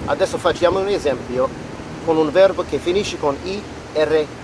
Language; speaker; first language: Italian; non-native, fluent; English